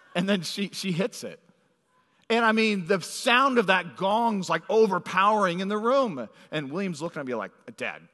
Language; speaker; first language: English; native; English